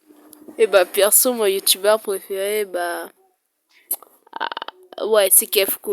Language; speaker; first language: French; native; French